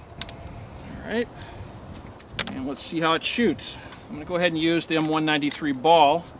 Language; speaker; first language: English; native; English